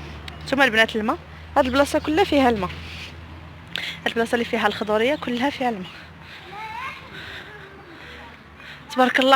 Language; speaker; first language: Arabic; native; Arabic